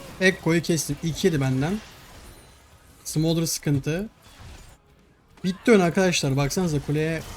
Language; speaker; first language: Turkish; native; Turkish